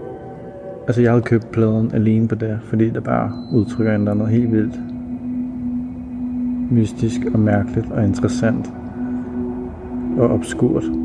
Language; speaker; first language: Danish; native; Danish